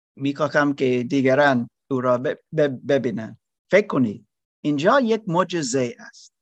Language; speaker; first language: Persian; non-native, learner; German